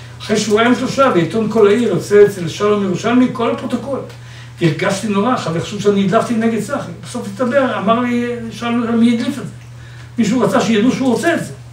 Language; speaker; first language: Hebrew; native; Hebrew